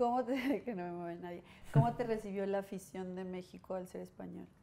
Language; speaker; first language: Spanish; native; Spanish